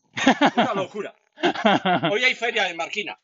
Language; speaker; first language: Spanish; native; Spanish